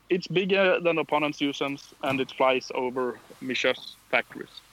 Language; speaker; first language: English; non-native, fluent; Swedish